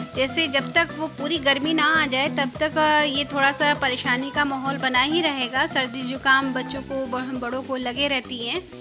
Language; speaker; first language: Hindi; non-native, local second language; Bangla